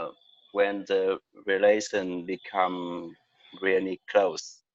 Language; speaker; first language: English; non-native, learner; Vietnamese